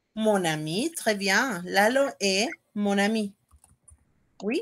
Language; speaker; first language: French; non-native, fluent; Spanish